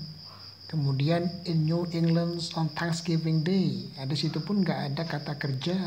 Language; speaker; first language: Indonesian; native; Indonesian